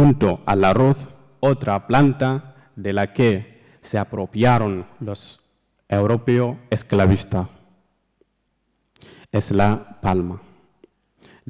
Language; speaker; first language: Spanish; non-native, learner; Fula